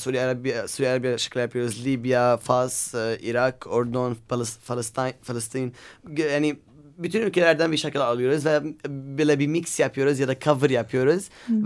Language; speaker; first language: Turkish; non-native, learner; Arabic